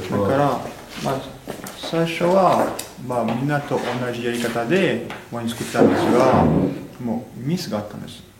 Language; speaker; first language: Japanese; non-native, fluent; French